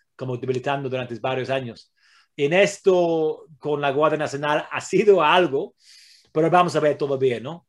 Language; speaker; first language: Spanish; non-native, fluent; English